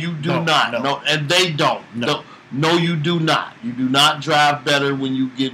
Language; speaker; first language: English; native; English